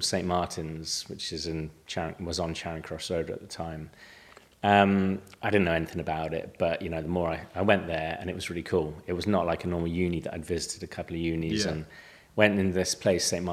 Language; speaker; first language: English; native; English